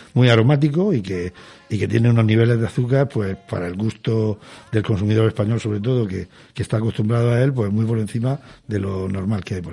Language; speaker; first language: Spanish; native; Spanish